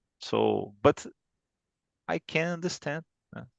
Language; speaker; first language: English; non-native, fluent; Portuguese